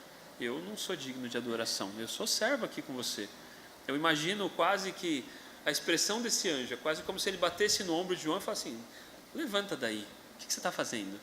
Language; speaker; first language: Portuguese; native; Portuguese